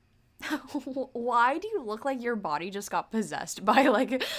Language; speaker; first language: English; early bilingual, other home language; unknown